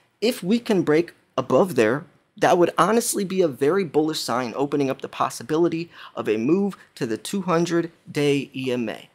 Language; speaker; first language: English; native; English